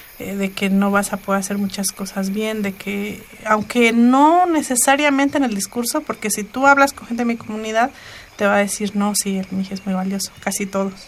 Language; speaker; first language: Spanish; non-native, local second language; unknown